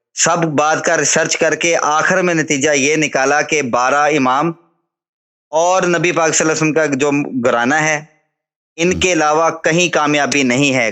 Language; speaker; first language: Urdu; non-native, local second language; Punjabi